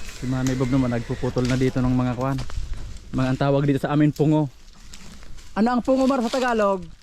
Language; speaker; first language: Filipino; non-native, local second language; Bikol